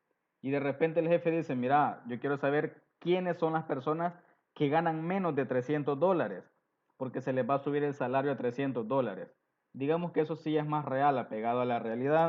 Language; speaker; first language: Spanish; native; Spanish